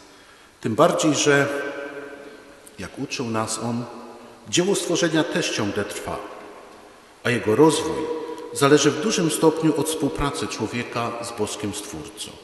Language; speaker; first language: Polish; native; Polish